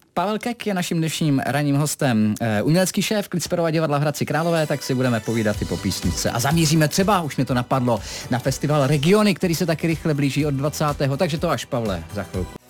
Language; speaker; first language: Czech; native; Czech